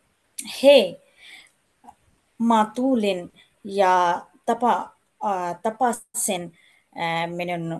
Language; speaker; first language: Finnish; non-native, learner; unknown